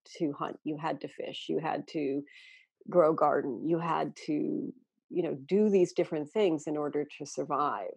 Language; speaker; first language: English; native; English